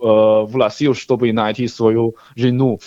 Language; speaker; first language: Russian; non-native, learner; Chinese